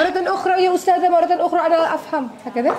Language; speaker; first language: Arabic; non-native, learner; Indonesian